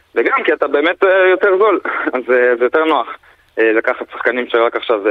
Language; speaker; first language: Hebrew; native; Hebrew